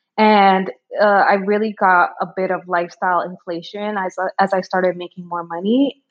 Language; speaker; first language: English; early bilingual, other home language; Spanish